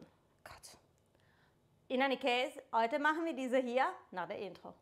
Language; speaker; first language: German; non-native, fluent; Italian